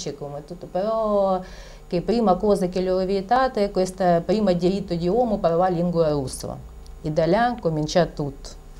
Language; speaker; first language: Italian; non-native, learner; Ukrainian